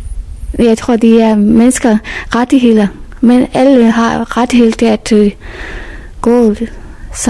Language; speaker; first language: Danish; non-native, fluent; Persian